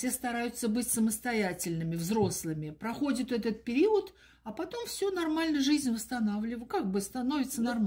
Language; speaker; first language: Russian; native; Russian